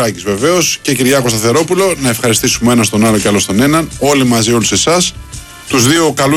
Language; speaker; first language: Greek; native; Greek